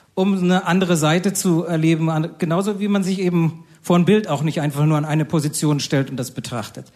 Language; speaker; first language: German; native; German